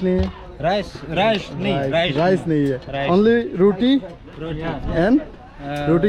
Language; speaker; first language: Hindi; non-native, learner; Bangla